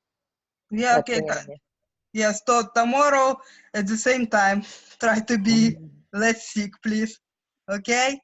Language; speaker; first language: English; non-native, fluent; Russian